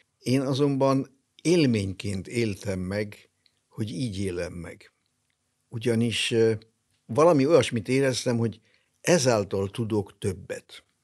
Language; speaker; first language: Hungarian; non-native, local second language; German